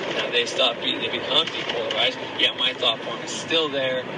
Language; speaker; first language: English; native; English